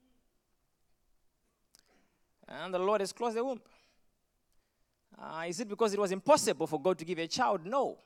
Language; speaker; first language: English; non-native, local second language; Shona